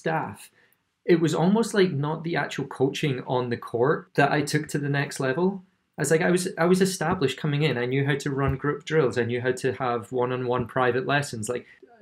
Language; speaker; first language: English; native; English